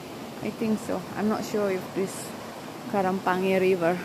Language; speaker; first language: English; non-native, learner; Indonesian